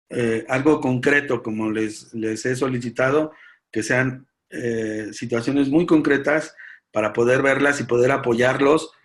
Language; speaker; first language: Spanish; native; Spanish